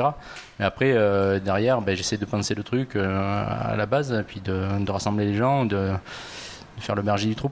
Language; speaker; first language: French; native; French